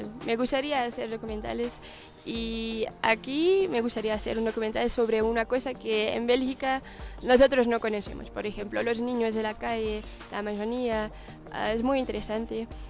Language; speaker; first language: Spanish; non-native, learner; Dutch